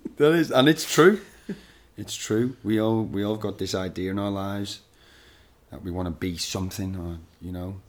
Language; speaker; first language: English; native; English